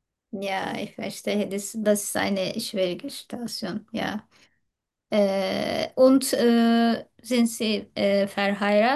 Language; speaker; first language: German; non-native, learner; Turkish